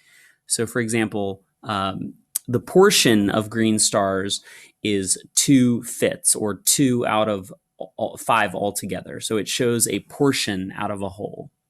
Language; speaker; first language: English; native; English